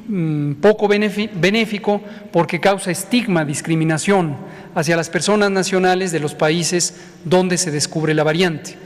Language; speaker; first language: Spanish; native; Spanish